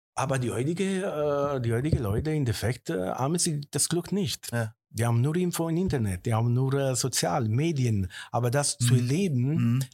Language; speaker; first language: German; non-native, fluent; Italian